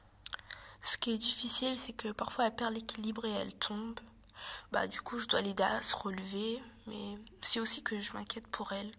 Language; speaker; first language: French; native; French